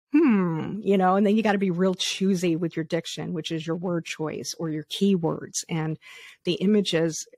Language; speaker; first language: English; native; English